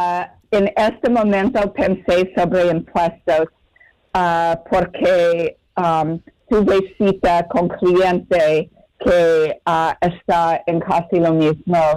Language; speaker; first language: Spanish; non-native, fluent; English